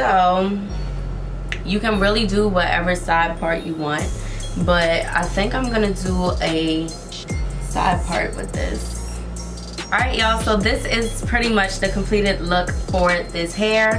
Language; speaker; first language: English; native; English